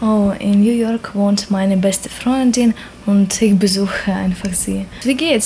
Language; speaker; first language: German; non-native, learner; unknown